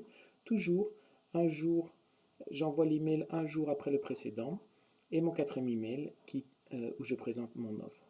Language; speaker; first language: French; native; French